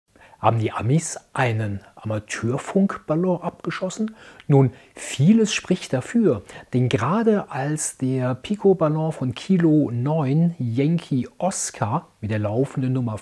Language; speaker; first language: German; native; German